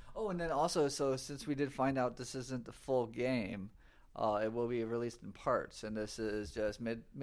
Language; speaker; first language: English; native; English